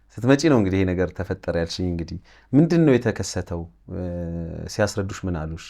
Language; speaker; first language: Amharic; native; Amharic